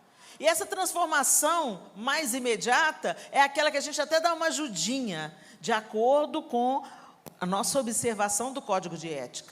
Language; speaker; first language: Portuguese; native; Portuguese